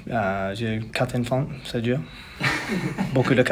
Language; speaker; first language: French; non-native, learner; English